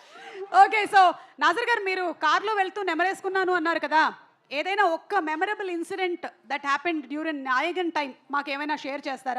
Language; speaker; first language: Telugu; native; Telugu